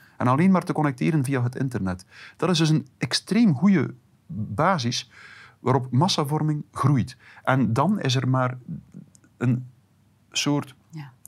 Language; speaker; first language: Dutch; native; Dutch